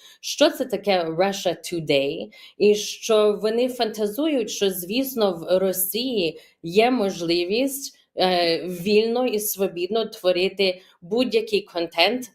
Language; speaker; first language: Ukrainian; early bilingual, heritage; Ukrainian